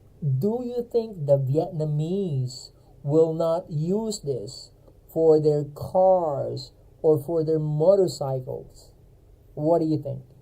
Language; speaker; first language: English; non-native, fluent; Filipino